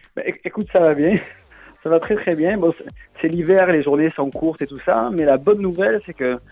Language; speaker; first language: French; native; French